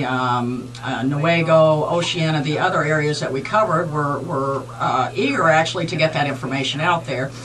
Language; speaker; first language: English; native; English